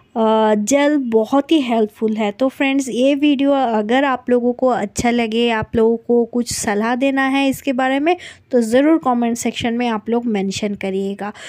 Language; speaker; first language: Hindi; non-native, local second language; Bangla